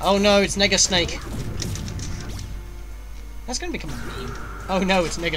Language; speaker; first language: English; native; English